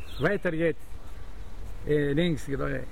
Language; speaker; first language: German; non-native, learner; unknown